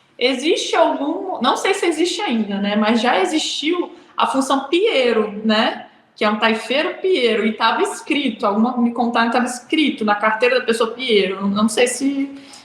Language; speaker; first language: Portuguese; native; Portuguese